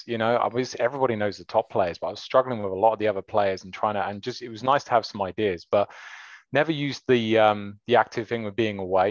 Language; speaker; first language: English; native; English